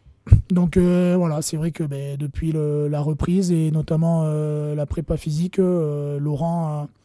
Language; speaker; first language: French; native; French